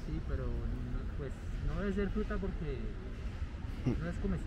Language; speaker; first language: Spanish; native; Spanish